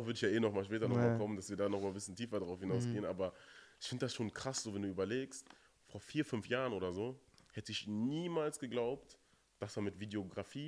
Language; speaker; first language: German; native; German